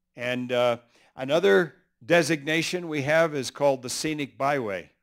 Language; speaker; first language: English; early bilingual, other home language; Spanish